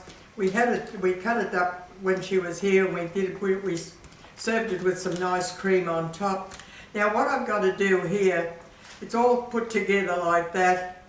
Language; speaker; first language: English; native; English